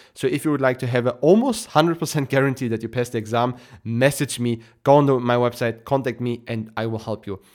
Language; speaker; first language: English; non-native, fluent; German